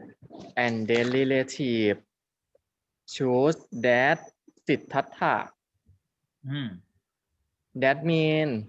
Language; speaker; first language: English; non-native, learner; Thai